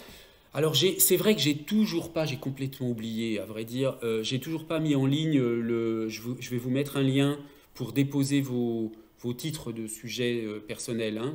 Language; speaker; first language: French; native; French